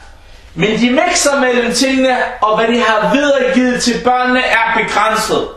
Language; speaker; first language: Danish; early bilingual, other home language; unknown